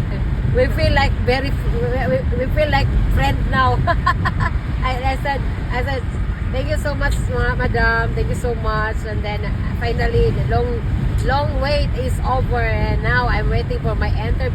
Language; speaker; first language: English; non-native, local second language; Cebuano